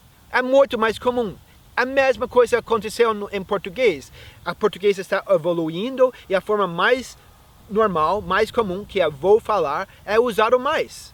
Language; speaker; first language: Portuguese; non-native, fluent; English